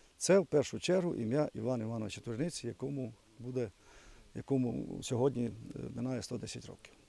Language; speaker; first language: Ukrainian; native; Ukrainian